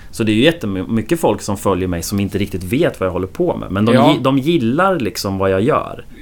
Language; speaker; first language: Swedish; native; Swedish